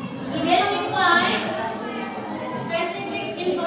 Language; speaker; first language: English; non-native, local second language; Indonesian